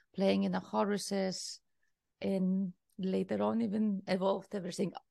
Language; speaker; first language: English; non-native, fluent; Lithuanian